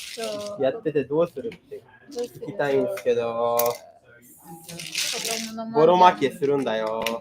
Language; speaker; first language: Japanese; non-native, fluent; English